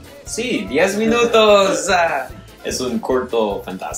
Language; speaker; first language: Spanish; non-native, learner; English